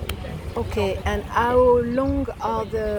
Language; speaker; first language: English; non-native, fluent; French